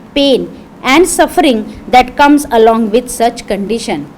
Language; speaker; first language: English; non-native, local second language; Marathi